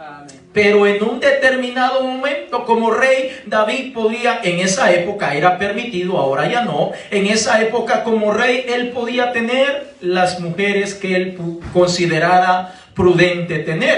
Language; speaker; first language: Spanish; native; Spanish